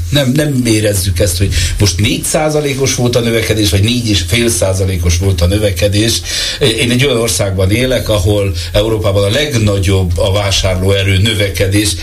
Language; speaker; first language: Hungarian; native; Hungarian